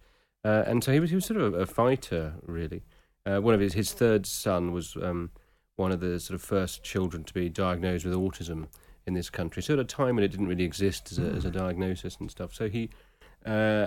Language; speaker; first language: English; native; English